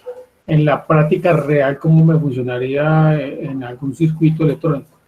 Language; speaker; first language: Spanish; native; Spanish